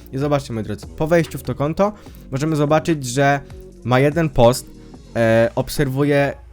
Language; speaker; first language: Polish; native; Polish